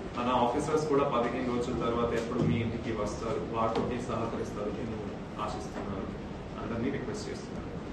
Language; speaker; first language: Telugu; non-native, fluent; Hindi